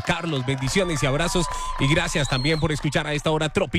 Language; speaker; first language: Spanish; native; Spanish